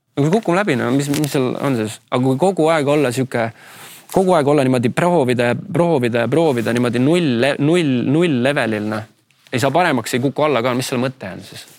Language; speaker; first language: Estonian; native; Estonian